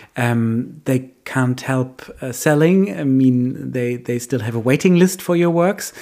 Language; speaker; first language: English; non-native, fluent; German